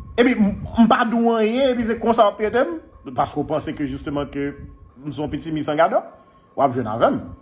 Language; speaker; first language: Haitian Creole; native; Haitian Creole